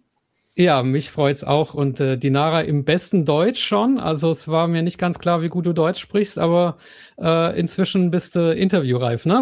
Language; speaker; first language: German; native; German